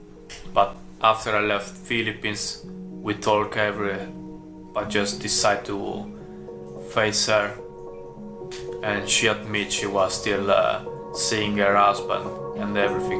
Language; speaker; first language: English; non-native, fluent; Italian